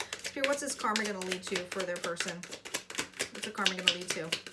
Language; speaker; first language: English; native; English